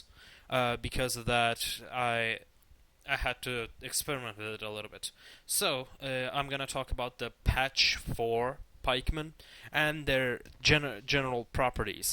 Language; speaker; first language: English; non-native, fluent; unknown